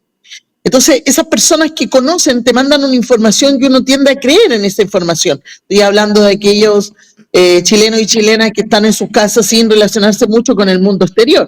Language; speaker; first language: Spanish; native; Spanish